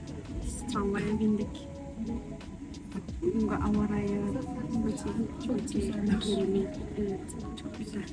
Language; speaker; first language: Turkish; non-native, learner; Kazakh